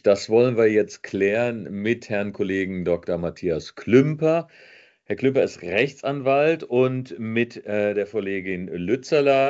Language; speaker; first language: German; native; German